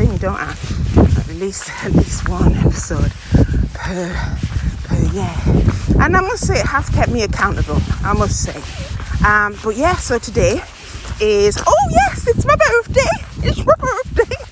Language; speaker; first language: English; native; English